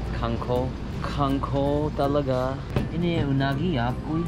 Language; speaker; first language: English; native; English